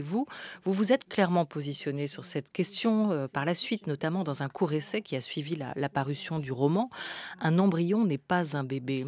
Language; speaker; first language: French; native; French